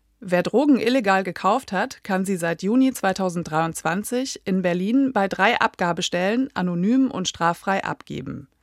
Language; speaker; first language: German; native; German